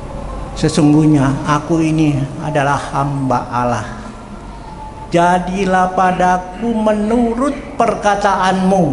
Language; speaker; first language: Indonesian; native; Indonesian